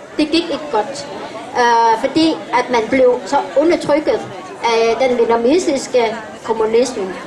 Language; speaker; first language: Danish; non-native, fluent; Vietnamese